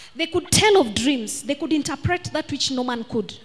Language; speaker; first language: English; non-native, local second language; Swahili